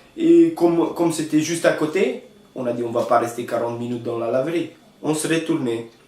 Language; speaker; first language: French; non-native, fluent; Romanian